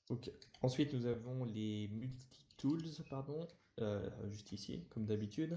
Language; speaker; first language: French; native; French